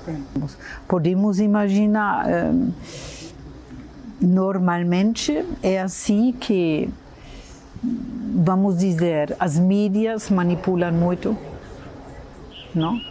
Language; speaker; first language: Portuguese; non-native, fluent; German